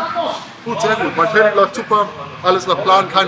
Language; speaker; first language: German; native; German